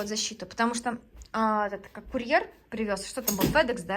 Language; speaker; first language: Russian; native; Russian